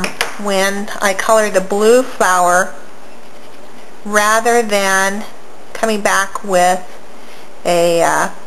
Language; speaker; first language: English; native; English